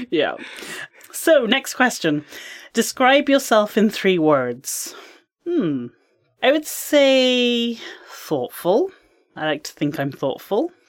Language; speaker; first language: English; native; English